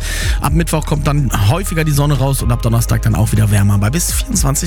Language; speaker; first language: German; native; German